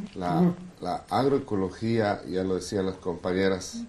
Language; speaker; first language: Spanish; non-native, local second language; Kʼicheʼ